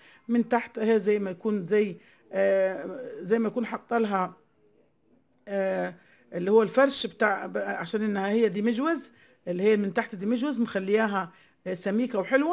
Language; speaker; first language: Arabic; native; Arabic